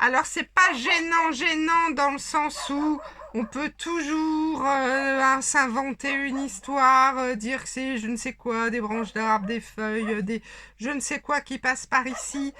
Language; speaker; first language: French; native; French